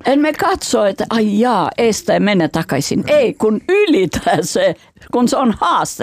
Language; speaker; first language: Finnish; non-native, fluent; Albanian